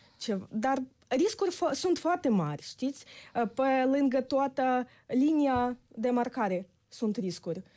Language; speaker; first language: Romanian; non-native, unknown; Ukrainian